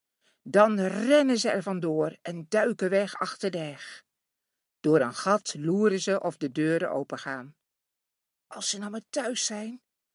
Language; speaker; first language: Dutch; native; Dutch